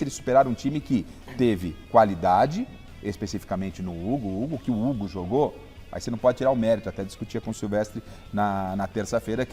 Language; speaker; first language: Portuguese; native; Portuguese